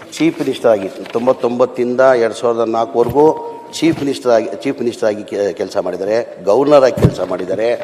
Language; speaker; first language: Kannada; non-native, local second language; Urdu